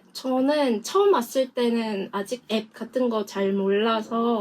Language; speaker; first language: Korean; non-native, fluent; Vietnamese